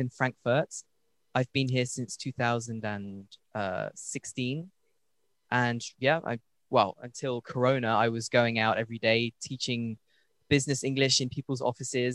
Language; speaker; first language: English; native; English